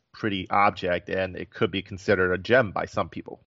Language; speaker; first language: English; native; English